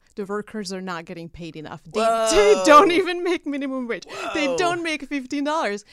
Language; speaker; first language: English; non-native, fluent; Hungarian